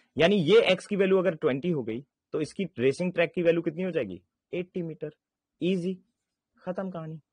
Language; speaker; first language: Hindi; native; Hindi